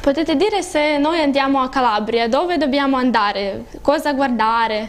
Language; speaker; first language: Italian; non-native, learner; Russian